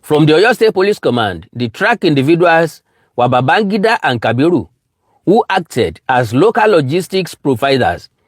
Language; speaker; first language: English; non-native, local second language; Yoruba